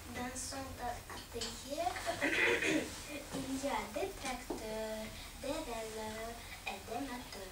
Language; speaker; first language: French; non-native, learner; Russian